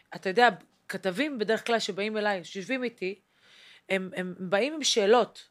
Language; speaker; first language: Hebrew; non-native, local second language; Arabic